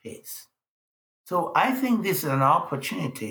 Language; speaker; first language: English; non-native, local second language; Igbo